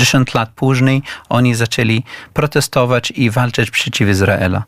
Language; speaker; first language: Polish; non-native, learner; Arabic